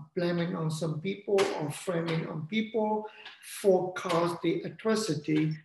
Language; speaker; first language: English; non-native, fluent; Vietnamese